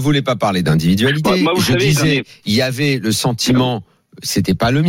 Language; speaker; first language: French; native; French